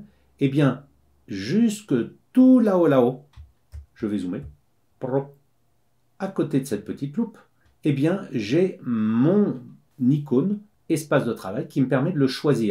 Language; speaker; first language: French; native; French